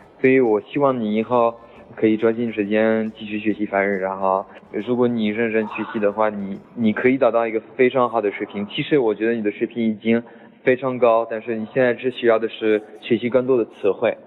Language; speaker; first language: Chinese; non-native, fluent; French